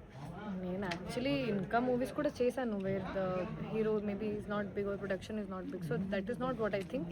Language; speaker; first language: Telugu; non-native, fluent; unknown